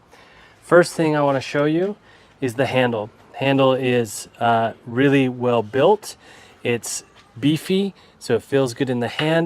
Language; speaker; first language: English; native; English